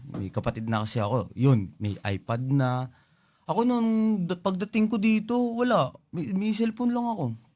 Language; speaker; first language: Filipino; non-native, local second language; Pampanga